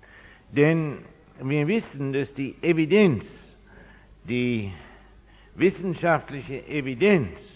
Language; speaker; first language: German; non-native, fluent; English